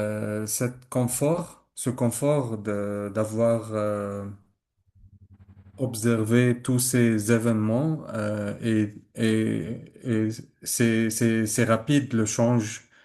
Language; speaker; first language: French; non-native, learner; Arabic